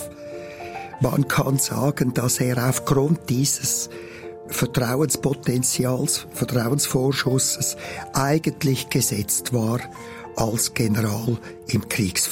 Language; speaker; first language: German; native; German